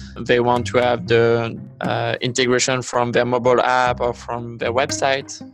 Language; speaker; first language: English; non-native, fluent; French